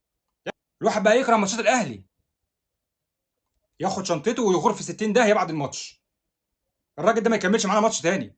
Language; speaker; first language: Arabic; native; Arabic